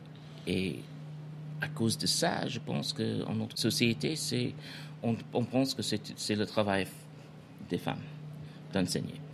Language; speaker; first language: French; non-native, fluent; English